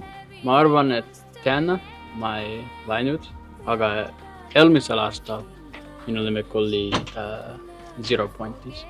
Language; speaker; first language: Estonian; non-native, learner; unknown